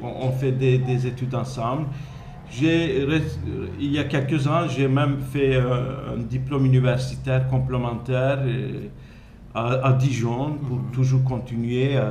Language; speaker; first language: French; non-native, fluent; Turkish